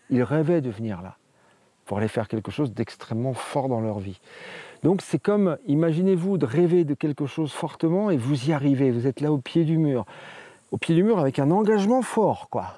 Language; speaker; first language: French; native; French